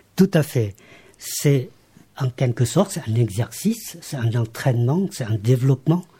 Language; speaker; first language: French; non-native, fluent; Lao